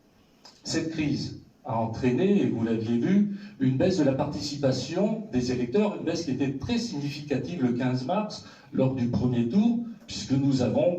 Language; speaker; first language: French; native; French